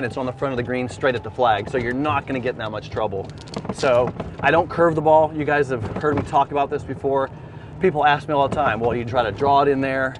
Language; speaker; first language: English; native; English